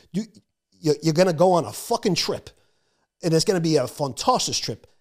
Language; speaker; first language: English; native; English